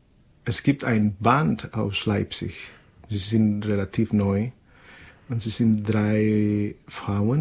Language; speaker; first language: German; non-native, fluent; Spanish